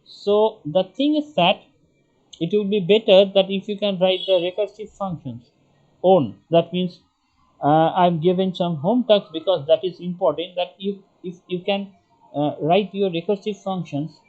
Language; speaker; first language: English; non-native, local second language; Bangla